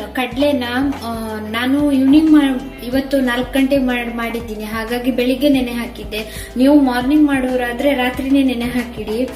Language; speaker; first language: Kannada; native; Kannada